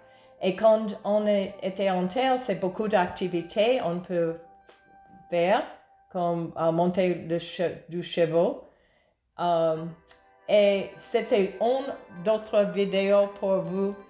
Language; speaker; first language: French; non-native, learner; English